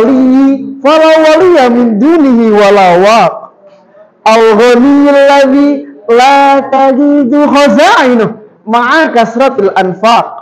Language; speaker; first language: Arabic; non-native, fluent; Indonesian